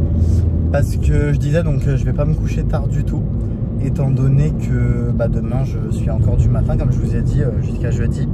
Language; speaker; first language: French; native; French